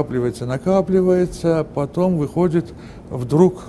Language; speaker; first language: Russian; non-native, fluent; Armenian